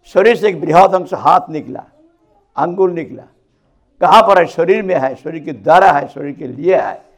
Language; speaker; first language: Hindi; non-native, local second language; Bangla